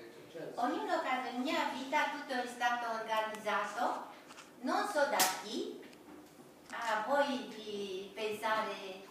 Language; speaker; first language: Italian; non-native, fluent; Romanian